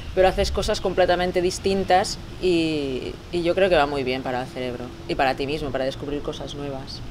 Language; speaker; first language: Spanish; native; Spanish